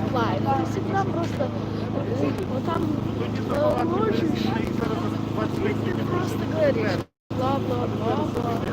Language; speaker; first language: Russian; early bilingual, heritage; Russian